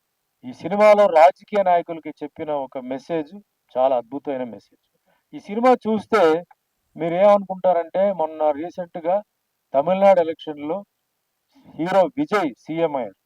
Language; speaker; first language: Telugu; native; Telugu